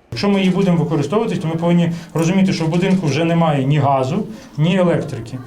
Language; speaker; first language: Ukrainian; native; Ukrainian